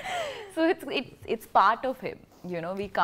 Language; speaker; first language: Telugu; non-native, local second language; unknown